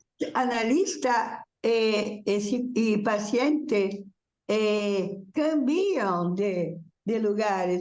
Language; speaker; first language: Spanish; non-native, learner; Portuguese